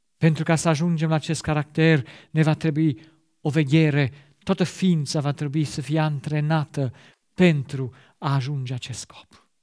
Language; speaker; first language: Romanian; non-native, fluent; German